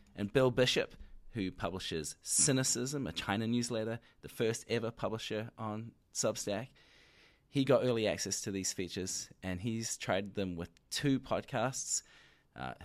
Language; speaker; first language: English; native; English